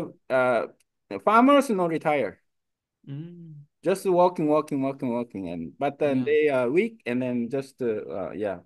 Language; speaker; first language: English; non-native, learner; Korean